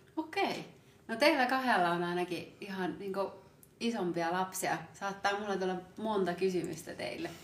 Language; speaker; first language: Finnish; early bilingual, other home language; Amharic